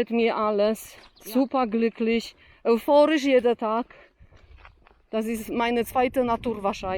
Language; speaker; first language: German; non-native, learner; Polish